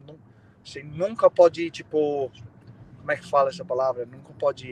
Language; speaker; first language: Portuguese; non-native, fluent; English